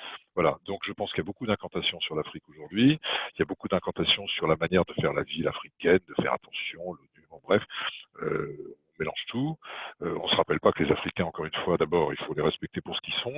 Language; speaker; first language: French; native; French